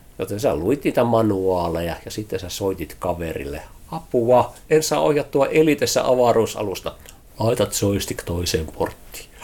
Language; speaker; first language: Finnish; early bilingual, heritage; Finnish